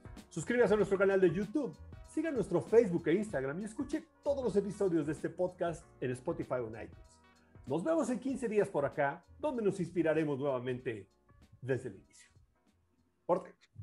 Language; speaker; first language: Spanish; native; Spanish